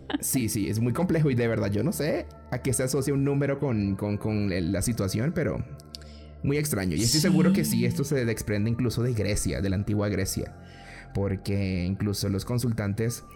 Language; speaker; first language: Spanish; native; Spanish